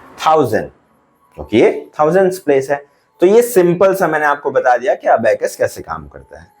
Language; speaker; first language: Hindi; native; Hindi